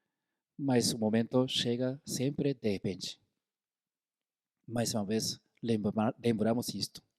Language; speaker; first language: Portuguese; non-native, fluent; Korean